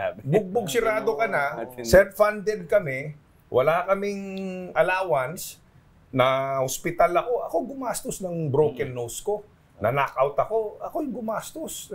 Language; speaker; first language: Filipino; non-native, local second language; Hiligaynon